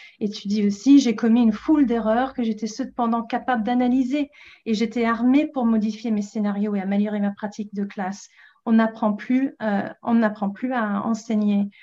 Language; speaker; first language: French; non-native, fluent; English